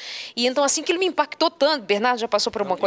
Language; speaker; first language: Portuguese; native; Portuguese